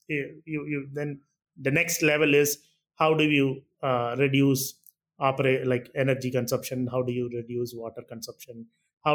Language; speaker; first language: English; non-native, local second language; Tamil